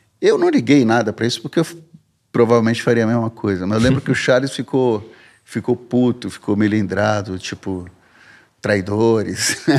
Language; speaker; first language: Portuguese; early bilingual, heritage; Portuguese